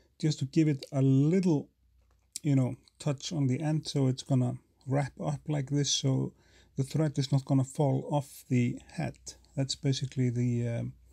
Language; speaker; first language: English; non-native, fluent; Icelandic